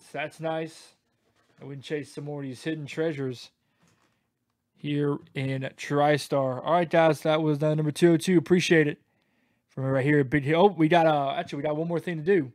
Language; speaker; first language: English; native; English